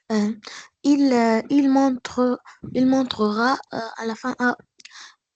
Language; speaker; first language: French; non-native, learner; Arabic